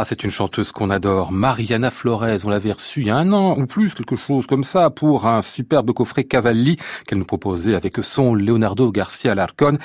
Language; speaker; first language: French; native; French